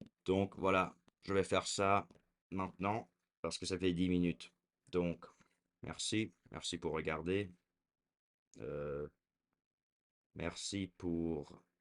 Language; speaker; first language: French; early bilingual, heritage; French